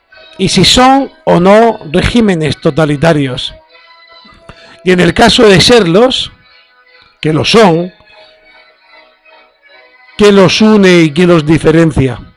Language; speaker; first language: Spanish; native; Spanish